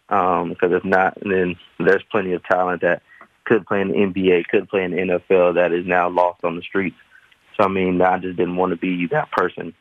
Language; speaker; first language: English; native; English